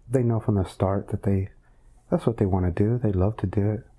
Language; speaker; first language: English; native; English